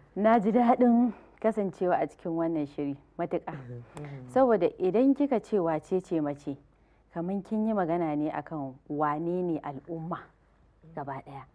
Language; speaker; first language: Hausa; native; Hausa